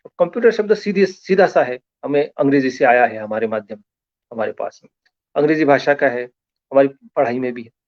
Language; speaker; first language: Hindi; non-native, local second language; Marathi